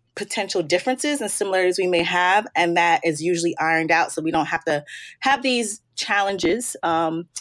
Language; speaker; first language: English; native; English